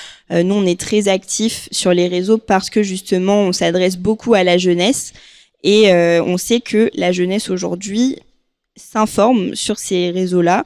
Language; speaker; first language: French; native; French